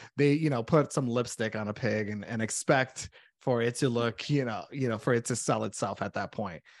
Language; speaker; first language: English; native; English